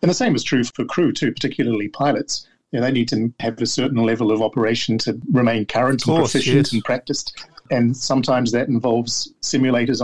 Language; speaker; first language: English; native; English